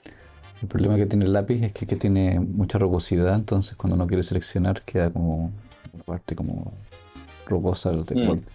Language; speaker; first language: Spanish; native; Spanish